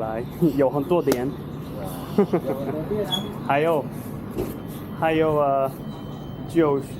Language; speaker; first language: Chinese; non-native, learner; English